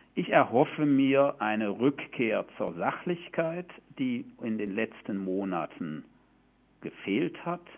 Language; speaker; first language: German; native; German